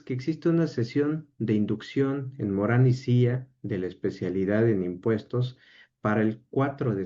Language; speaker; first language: Spanish; native; Spanish